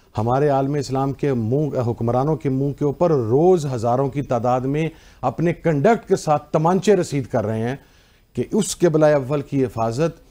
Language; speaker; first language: Urdu; non-native, local second language; Punjabi